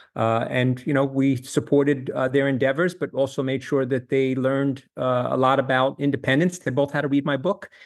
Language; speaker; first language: English; native; English